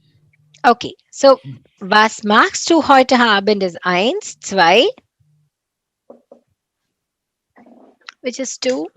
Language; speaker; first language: German; non-native, fluent; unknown